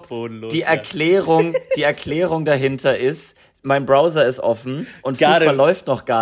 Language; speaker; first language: German; native; German